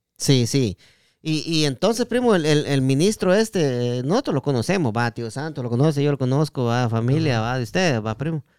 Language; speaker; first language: Spanish; native; Spanish